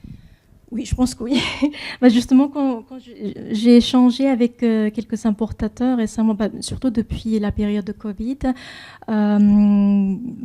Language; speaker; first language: French; non-native, fluent; Japanese